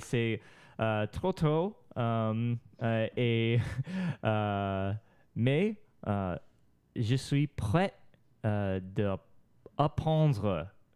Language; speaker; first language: French; non-native, learner; English